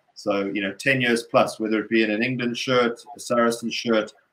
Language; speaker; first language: English; native; English